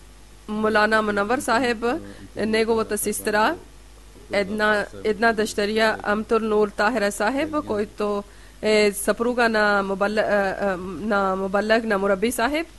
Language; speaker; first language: Bulgarian; non-native, learner; Urdu